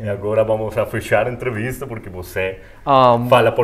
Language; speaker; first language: Portuguese; non-native, learner; Spanish